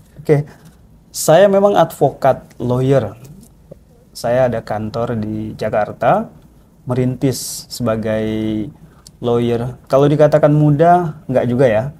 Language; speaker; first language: Indonesian; non-native, local second language; Minangkabau